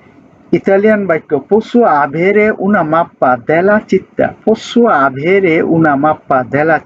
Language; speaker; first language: Italian; non-native, fluent; Bangla